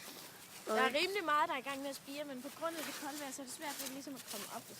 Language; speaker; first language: Danish; native; Danish